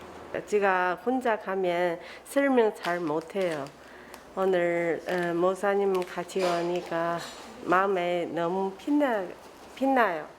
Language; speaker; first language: Korean; non-native, learner; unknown